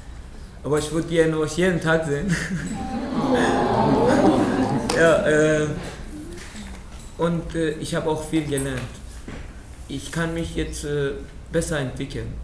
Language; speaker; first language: German; non-native, learner; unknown